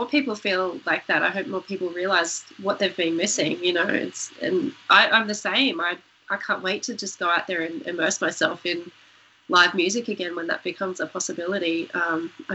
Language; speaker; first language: English; native; English